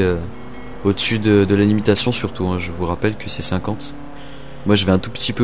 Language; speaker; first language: French; native; French